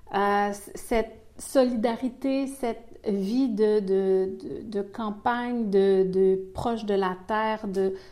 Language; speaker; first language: French; native; French